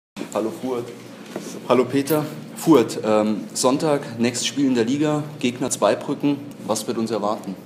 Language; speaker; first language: German; native; German